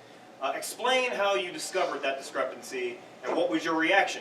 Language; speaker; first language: English; native; English